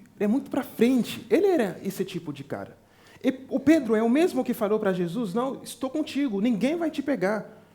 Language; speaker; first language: Portuguese; non-native, fluent; French